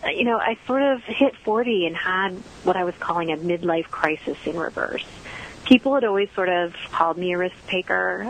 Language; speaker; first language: English; native; English